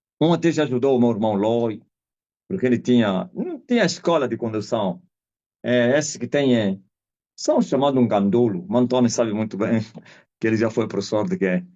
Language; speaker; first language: Portuguese; non-native, local second language; Kongo